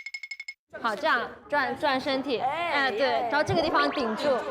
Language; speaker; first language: Chinese; native; Chinese